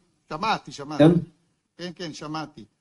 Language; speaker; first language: Hebrew; non-native, fluent; Italian